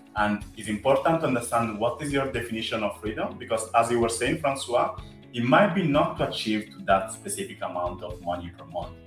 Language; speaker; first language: English; non-native, fluent; Italian